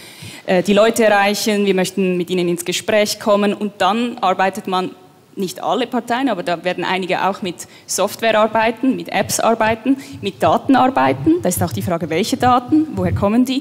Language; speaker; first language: German; native; German